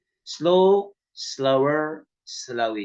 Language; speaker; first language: English; non-native, fluent; Indonesian